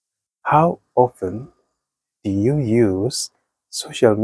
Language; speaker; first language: English; non-native, fluent; Tigrinya